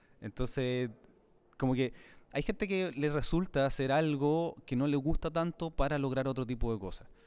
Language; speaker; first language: Spanish; native; Spanish